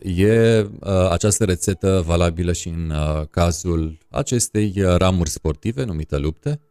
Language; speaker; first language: Romanian; native; Romanian